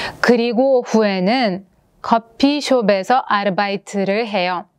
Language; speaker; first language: Korean; non-native, fluent; Russian